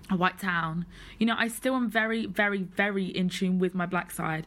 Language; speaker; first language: English; native; English